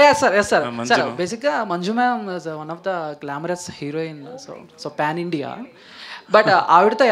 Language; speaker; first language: Telugu; native; Telugu